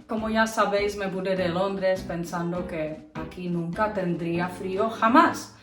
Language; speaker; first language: Spanish; non-native, fluent; Czech